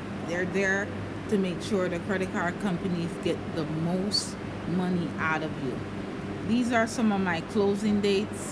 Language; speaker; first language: English; native; English